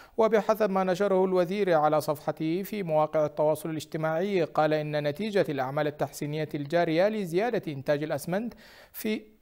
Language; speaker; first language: Arabic; non-native, fluent; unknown